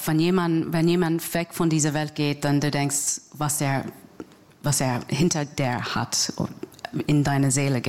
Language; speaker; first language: German; non-native, fluent; English